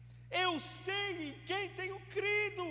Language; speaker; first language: Portuguese; native; Portuguese